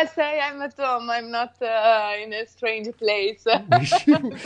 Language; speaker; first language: English; non-native, fluent; Italian